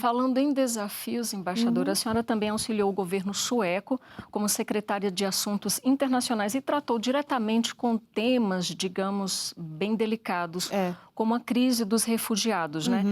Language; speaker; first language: Portuguese; native; Portuguese